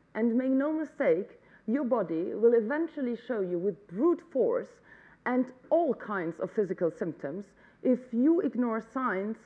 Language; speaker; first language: English; non-native, fluent; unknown